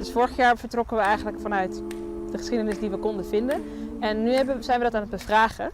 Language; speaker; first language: Dutch; native; Dutch